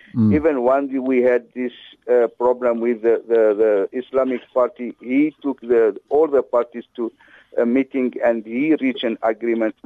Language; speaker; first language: English; non-native, fluent; Arabic